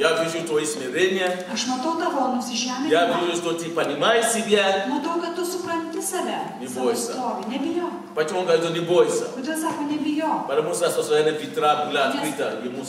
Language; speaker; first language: Russian; non-native, fluent; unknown